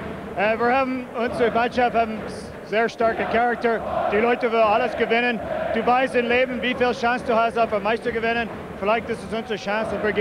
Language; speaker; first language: German; non-native, learner; English